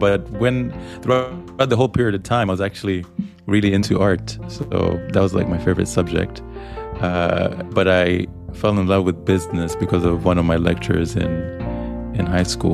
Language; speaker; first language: English; non-native, local second language; Swahili